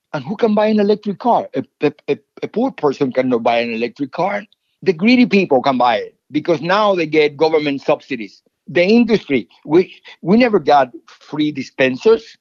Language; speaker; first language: English; non-native, fluent; Spanish